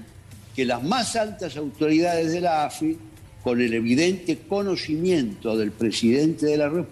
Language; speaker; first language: Spanish; native; Spanish